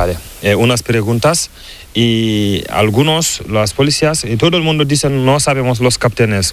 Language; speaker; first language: Spanish; non-native, learner; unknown